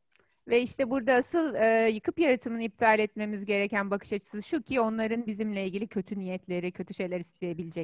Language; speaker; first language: Turkish; native; Turkish